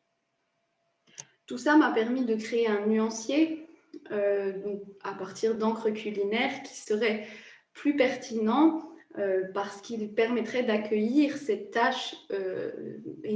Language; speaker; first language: French; native; French